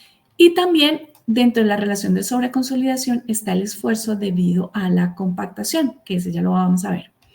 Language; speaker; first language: Spanish; native; Spanish